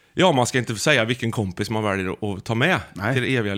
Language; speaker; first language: Swedish; native; Swedish